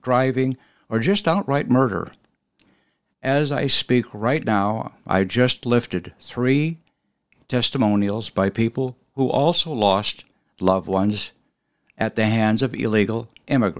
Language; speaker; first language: English; native; English